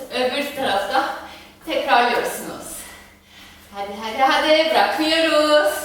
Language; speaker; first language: Turkish; non-native, fluent; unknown